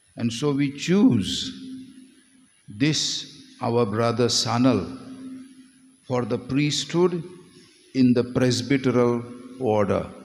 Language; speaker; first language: English; non-native, local second language; Marathi